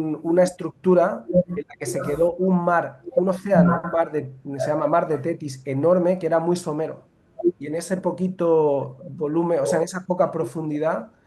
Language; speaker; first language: Spanish; native; Spanish